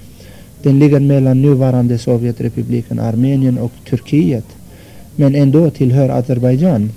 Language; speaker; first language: Swedish; non-native, fluent; Armenian